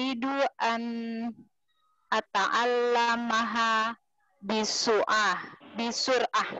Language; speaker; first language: Arabic; non-native, learner; Indonesian